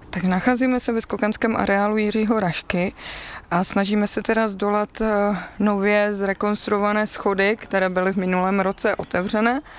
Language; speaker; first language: Czech; native; Czech